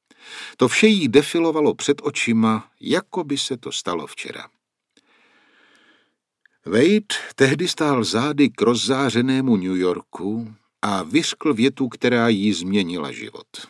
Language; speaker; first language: Czech; native; Czech